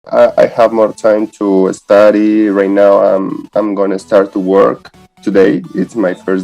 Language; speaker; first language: English; non-native, learner; Spanish